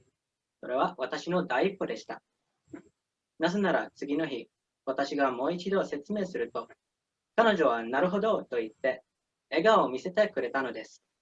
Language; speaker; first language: Japanese; non-native, learner; English